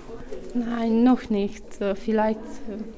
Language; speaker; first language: German; non-native, learner; Romanian